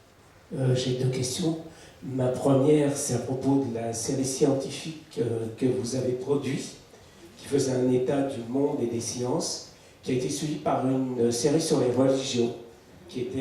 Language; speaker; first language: French; native; French